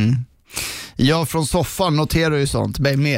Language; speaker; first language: Swedish; native; Swedish